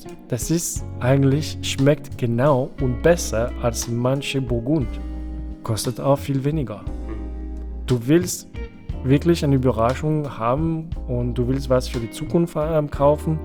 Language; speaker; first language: German; non-native, fluent; French